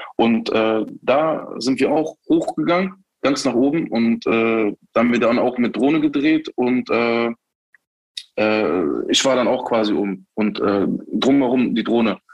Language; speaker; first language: German; early bilingual, other home language; Turkish